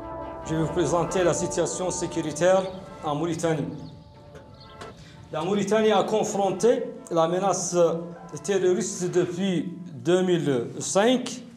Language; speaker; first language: French; non-native, local second language; Arabic